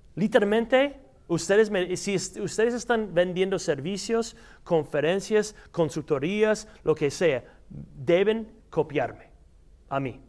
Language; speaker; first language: Spanish; non-native, fluent; English